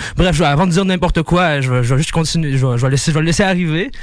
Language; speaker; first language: French; native; French